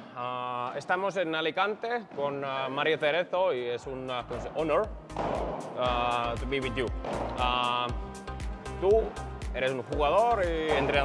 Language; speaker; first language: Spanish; non-native, learner; Finnish